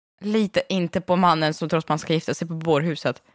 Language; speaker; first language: Swedish; native; Swedish